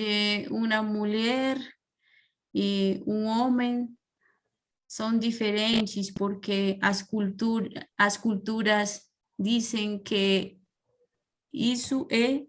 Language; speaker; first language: Portuguese; non-native, learner; Spanish